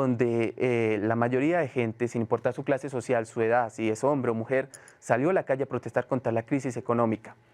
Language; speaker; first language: Spanish; native; Spanish